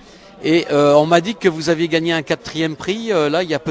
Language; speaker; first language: French; native; French